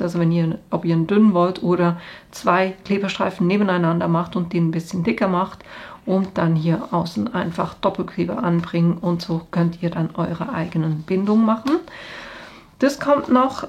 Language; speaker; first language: German; native; German